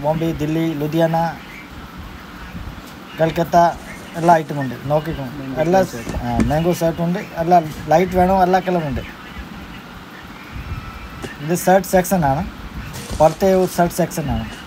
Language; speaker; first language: Malayalam; non-native, local second language; Hindi